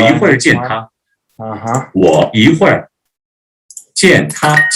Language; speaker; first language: Chinese; non-native, learner; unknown